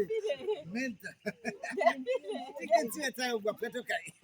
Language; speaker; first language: Portuguese; early bilingual, other home language; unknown